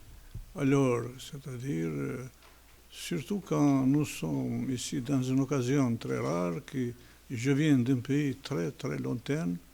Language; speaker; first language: French; non-native, fluent; Albanian